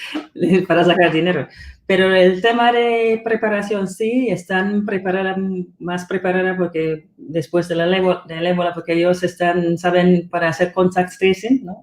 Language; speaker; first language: Spanish; non-native, fluent; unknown